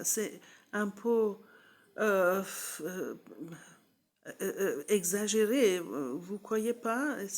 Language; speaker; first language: French; non-native, learner; English